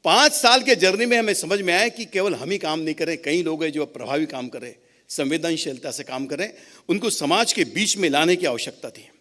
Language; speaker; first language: Hindi; non-native, local second language; Marathi